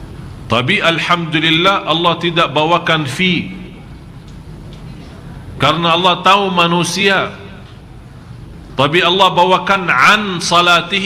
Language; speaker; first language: Indonesian; non-native, fluent; Arabic